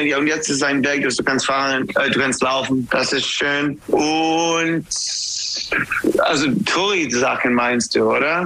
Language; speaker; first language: German; non-native, fluent; English